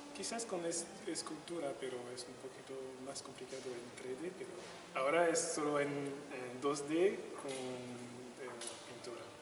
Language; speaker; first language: Spanish; non-native, learner; French